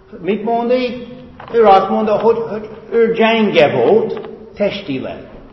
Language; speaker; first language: Hungarian; native; Hungarian